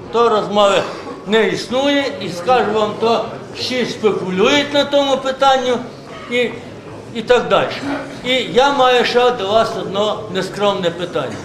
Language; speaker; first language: Ukrainian; native; Ukrainian